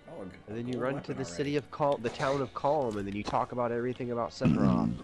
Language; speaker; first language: English; native; English